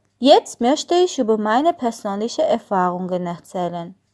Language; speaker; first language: German; non-native, learner; Armenian